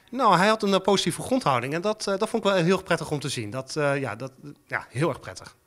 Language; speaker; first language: Dutch; native; Dutch